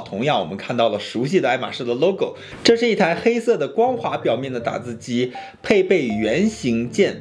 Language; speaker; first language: Chinese; native; Chinese